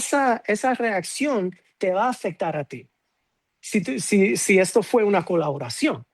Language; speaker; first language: Spanish; non-native, fluent; English